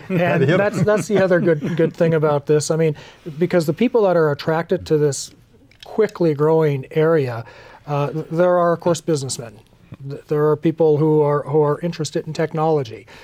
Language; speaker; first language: English; native; English